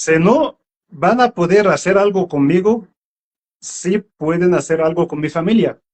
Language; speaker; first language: Spanish; non-native, learner; Arabic